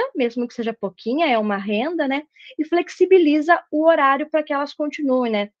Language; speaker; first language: Portuguese; native; Portuguese